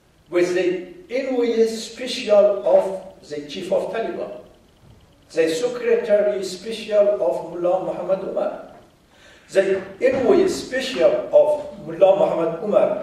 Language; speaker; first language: English; non-native, fluent; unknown